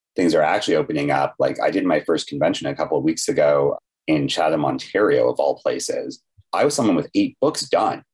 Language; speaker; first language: English; native; English